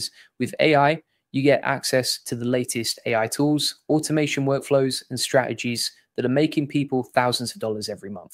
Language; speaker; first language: English; native; English